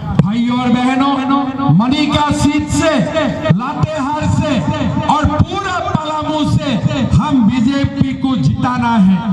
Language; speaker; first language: Hindi; non-native, local second language; Assamese